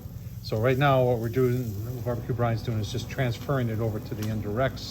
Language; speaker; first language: English; native; English